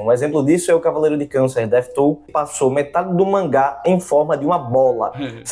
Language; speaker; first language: Portuguese; native; Portuguese